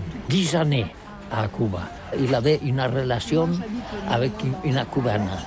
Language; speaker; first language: French; non-native, learner; Catalan